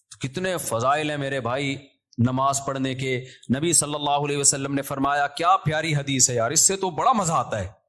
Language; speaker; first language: Urdu; native; Urdu